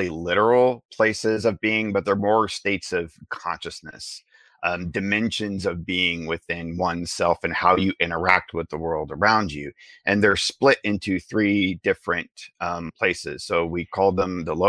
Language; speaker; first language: English; native; English